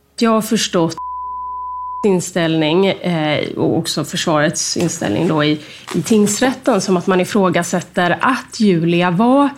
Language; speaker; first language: Swedish; native; Swedish